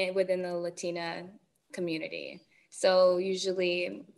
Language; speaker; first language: English; native; English